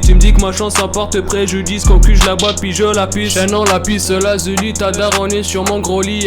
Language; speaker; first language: French; native; French